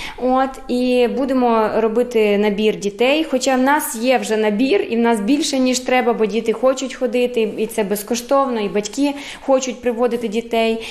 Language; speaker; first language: Ukrainian; early bilingual, heritage; Ukrainian